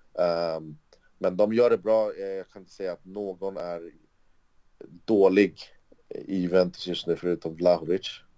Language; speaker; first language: Swedish; early bilingual, other home language; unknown